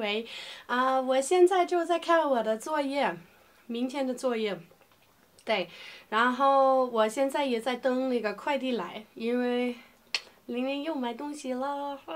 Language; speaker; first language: Chinese; non-native, fluent; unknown